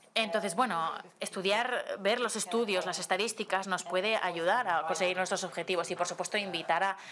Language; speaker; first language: Spanish; non-native, fluent; Slovenian